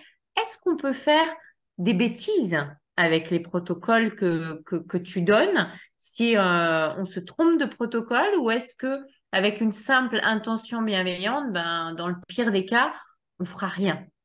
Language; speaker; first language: French; native; French